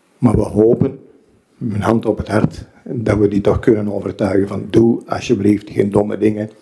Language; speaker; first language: Dutch; native; Dutch